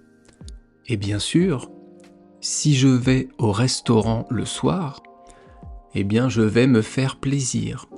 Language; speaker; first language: French; native; French